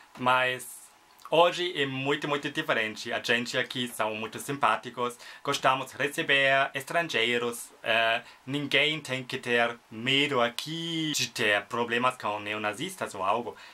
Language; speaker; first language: Portuguese; non-native, fluent; German